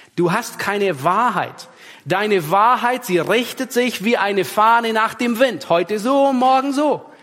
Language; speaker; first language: German; native; German